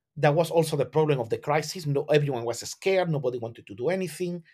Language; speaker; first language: English; non-native, fluent; Spanish